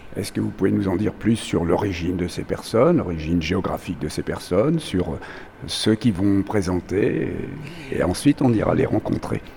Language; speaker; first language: French; native; French